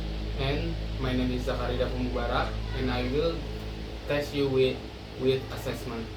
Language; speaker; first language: English; non-native, learner; Indonesian